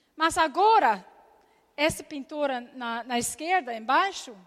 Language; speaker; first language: Portuguese; non-native, learner; English